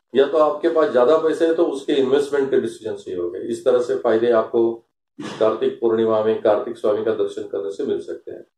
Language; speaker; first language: Hindi; non-native, local second language; Marathi